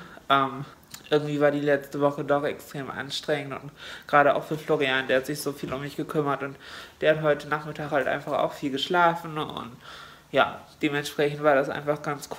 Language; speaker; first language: German; native; German